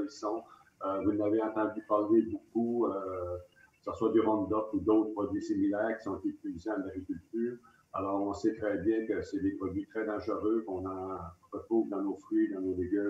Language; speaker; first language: French; native; French